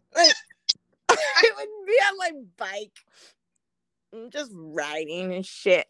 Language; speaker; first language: English; native; English